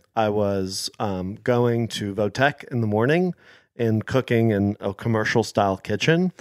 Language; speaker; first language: English; early bilingual, other home language; Hebrew